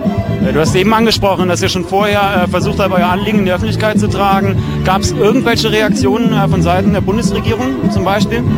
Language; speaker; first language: German; native; German